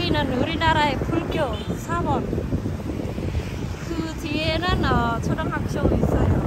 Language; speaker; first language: Korean; non-native, learner; Khmer